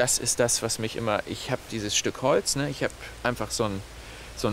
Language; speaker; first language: German; native; German